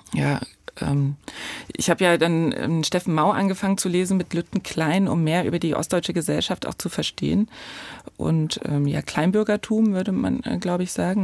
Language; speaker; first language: German; native; German